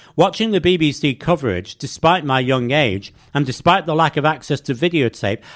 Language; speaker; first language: English; native; English